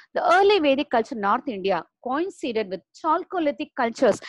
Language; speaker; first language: English; non-native, local second language; Tamil